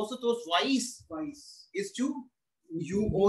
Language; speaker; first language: English; non-native, local second language; Hindi